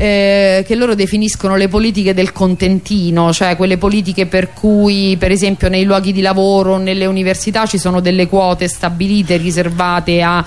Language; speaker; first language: Italian; native; Italian